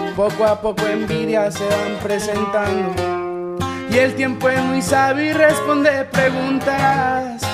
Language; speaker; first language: Spanish; native; Spanish